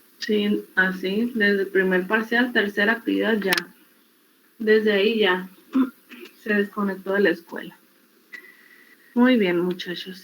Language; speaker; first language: Spanish; native; Spanish